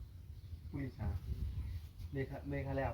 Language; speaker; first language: Hindi; non-native, learner; Malay